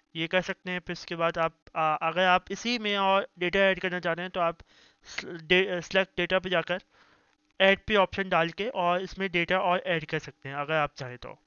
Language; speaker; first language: Hindi; native; Hindi